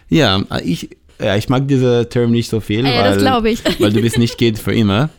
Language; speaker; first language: German; non-native, learner; Hebrew